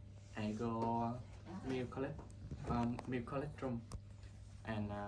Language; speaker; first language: English; non-native, learner; Vietnamese